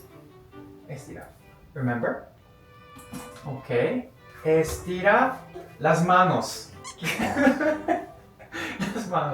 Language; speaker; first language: Spanish; non-native, fluent; Korean